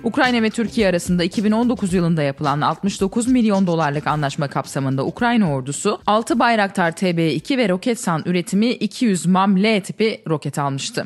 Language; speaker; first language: Turkish; native; Turkish